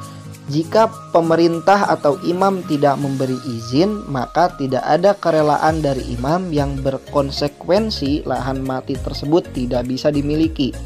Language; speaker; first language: Indonesian; native; Indonesian